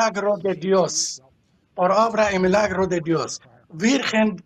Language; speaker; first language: Spanish; non-native, fluent; Arabic